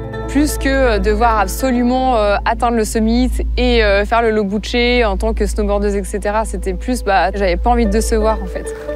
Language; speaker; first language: French; native; French